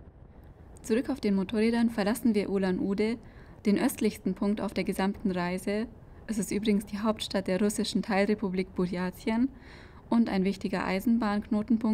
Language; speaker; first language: German; native; German